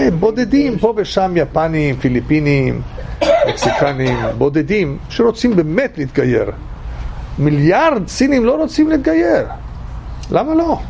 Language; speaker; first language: Hebrew; non-native, fluent; English